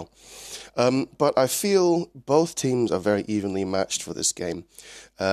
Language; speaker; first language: English; native; English